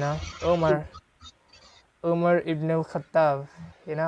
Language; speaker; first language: English; non-native, fluent; Bangla